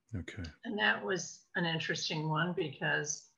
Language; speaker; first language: English; native; English